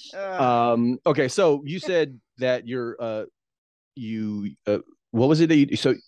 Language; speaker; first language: English; non-native, local second language; Filipino